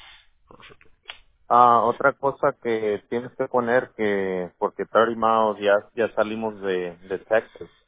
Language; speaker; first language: Spanish; early bilingual, heritage; Spanish